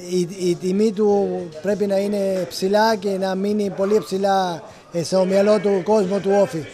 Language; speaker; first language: Greek; non-native, fluent; Spanish